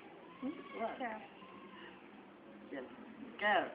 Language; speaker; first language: English; non-native, learner; Indonesian